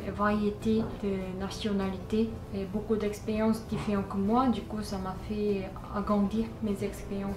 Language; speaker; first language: French; non-native, learner; Korean